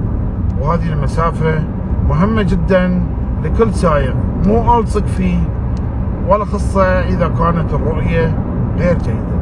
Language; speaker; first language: Arabic; native; Arabic